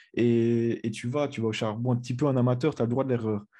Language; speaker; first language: French; native; French